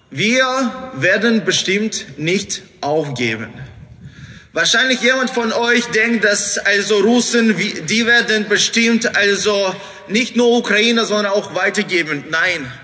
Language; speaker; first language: German; non-native, fluent; Ukrainian